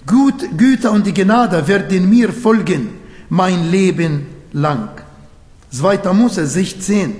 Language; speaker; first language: German; non-native, fluent; Arabic